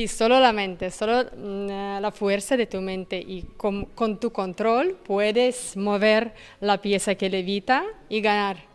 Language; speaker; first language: Spanish; non-native, fluent; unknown